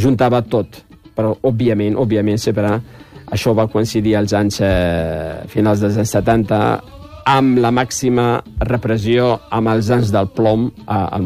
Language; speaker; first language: Catalan; non-native, fluent; Riffian